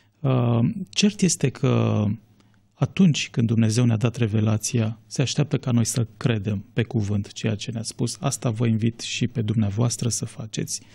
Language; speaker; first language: Romanian; native; Romanian